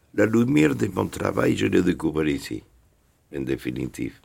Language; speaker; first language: French; non-native, fluent; Spanish